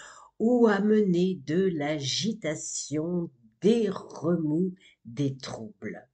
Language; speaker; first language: French; native; French